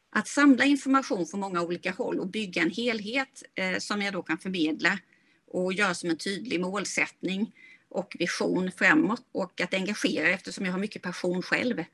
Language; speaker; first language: Swedish; native; Swedish